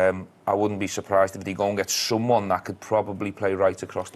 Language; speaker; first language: English; native; English